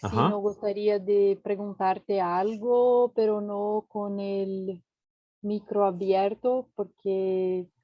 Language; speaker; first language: Spanish; non-native, fluent; Portuguese